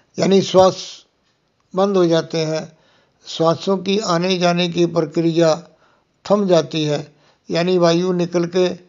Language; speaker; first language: Hindi; non-native, local second language; Punjabi